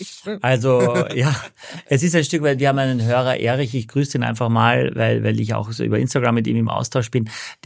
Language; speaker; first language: German; native; German